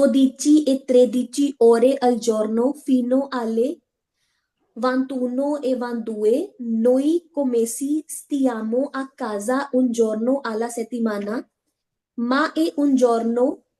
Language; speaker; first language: Italian; non-native, learner; Hindi